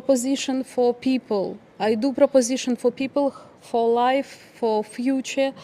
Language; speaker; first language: English; non-native, learner; Ukrainian